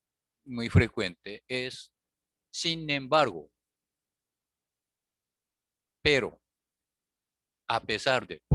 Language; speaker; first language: Spanish; non-native, learner; Japanese